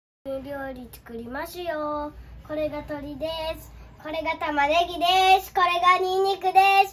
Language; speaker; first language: Japanese; early bilingual, other home language; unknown